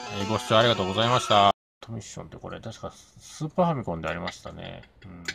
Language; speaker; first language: Japanese; native; Japanese